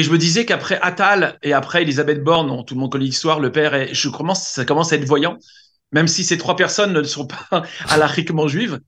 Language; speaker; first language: French; native; French